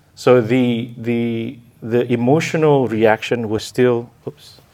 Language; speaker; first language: English; non-native, fluent; Indonesian